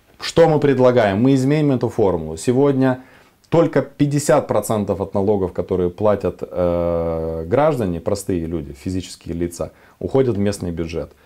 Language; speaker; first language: Russian; non-native, local second language; Romanian